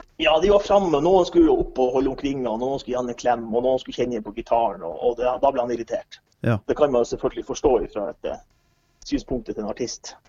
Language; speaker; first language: Norwegian; native; Norwegian